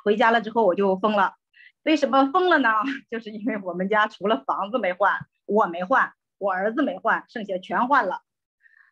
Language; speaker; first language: Chinese; native; Chinese